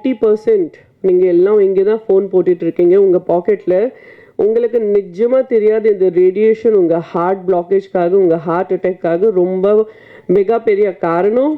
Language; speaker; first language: Tamil; non-native, fluent; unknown